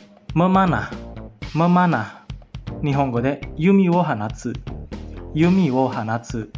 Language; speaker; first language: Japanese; non-native, fluent; Indonesian